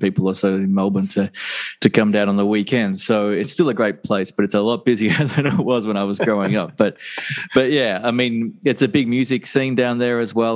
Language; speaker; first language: English; native; English